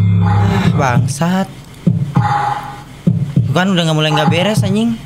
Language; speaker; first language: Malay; non-native, local second language; Sundanese